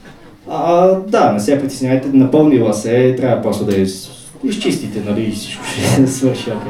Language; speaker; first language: Bulgarian; native; Bulgarian